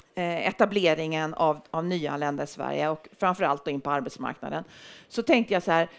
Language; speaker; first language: Swedish; native; Swedish